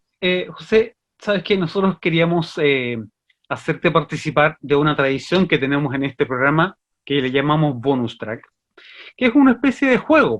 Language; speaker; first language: Spanish; native; Spanish